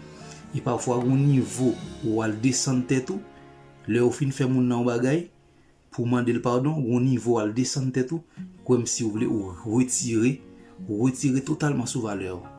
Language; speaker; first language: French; non-native, local second language; Haitian Creole